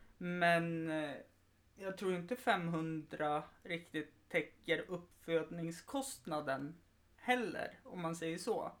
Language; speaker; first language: Swedish; native; Swedish